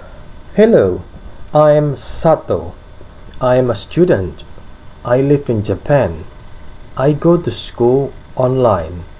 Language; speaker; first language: English; non-native, fluent; Indonesian